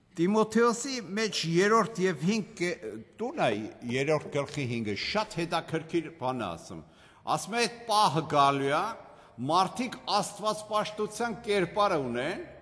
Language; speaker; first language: Armenian; native; Armenian